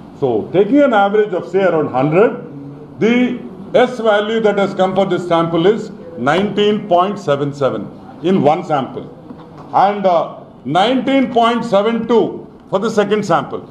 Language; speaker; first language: English; non-native, local second language; Telugu